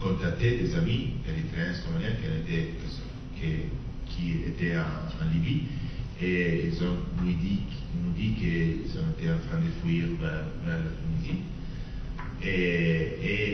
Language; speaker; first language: French; non-native, fluent; Italian